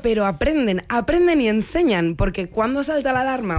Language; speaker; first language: Spanish; native; Spanish